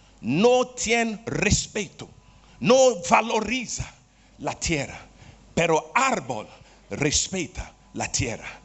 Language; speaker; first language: Spanish; non-native, learner; Portuguese